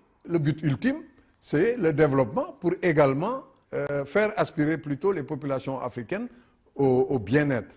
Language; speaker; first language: French; non-native, local second language; Wolof